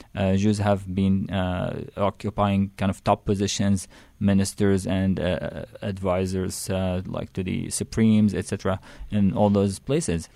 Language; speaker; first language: English; non-native, fluent; Arabic